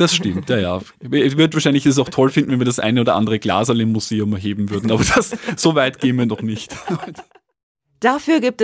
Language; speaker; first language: German; native; German